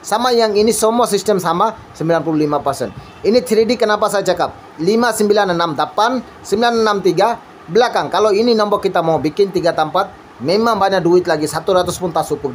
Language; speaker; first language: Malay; non-native, learner; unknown